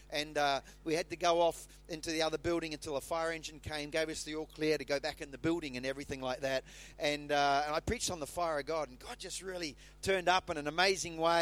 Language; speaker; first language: English; native; English